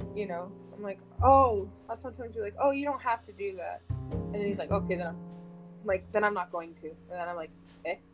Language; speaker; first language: English; early bilingual, heritage; English